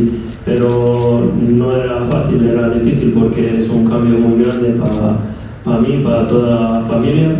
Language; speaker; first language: Spanish; non-native, fluent; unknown